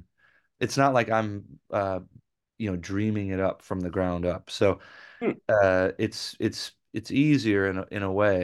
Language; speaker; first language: English; native; English